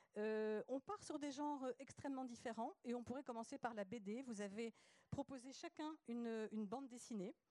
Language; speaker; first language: French; native; French